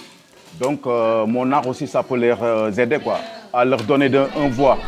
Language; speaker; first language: French; non-native, local second language; Wolof